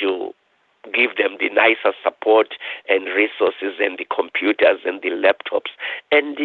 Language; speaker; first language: English; non-native, local second language; Shona